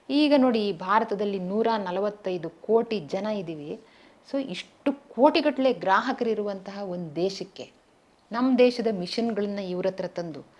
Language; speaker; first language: Kannada; native; Kannada